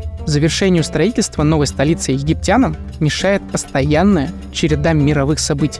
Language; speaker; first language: Russian; native; Russian